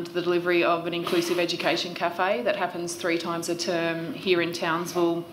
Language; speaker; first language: English; native; English